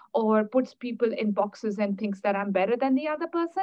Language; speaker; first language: English; non-native, local second language; Urdu